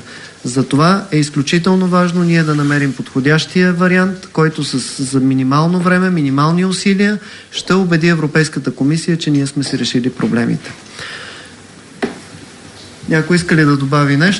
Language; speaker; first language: Bulgarian; native; Bulgarian